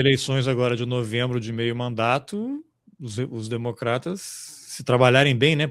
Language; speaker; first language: Portuguese; native; Portuguese